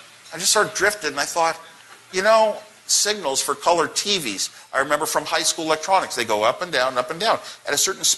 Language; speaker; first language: English; native; English